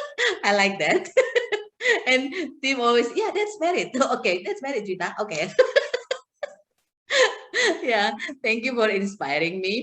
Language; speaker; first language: English; non-native, fluent; Indonesian